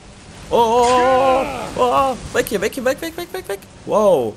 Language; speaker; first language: German; native; German